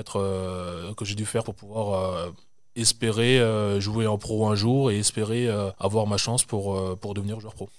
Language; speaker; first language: French; native; French